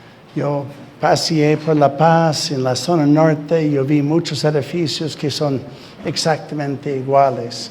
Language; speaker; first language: Spanish; non-native, fluent; English